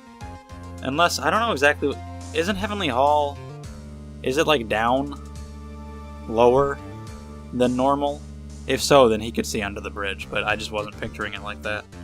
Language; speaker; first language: English; native; English